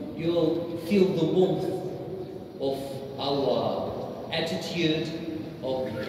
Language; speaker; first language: English; non-native, fluent; Russian